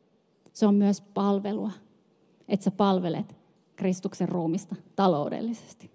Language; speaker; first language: Finnish; native; Finnish